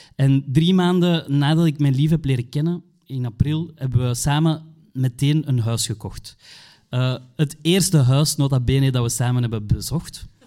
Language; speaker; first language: Dutch; native; Dutch